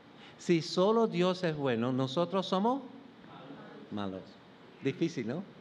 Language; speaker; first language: Spanish; non-native, fluent; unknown